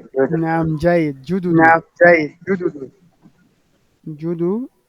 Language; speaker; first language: Arabic; non-native, fluent; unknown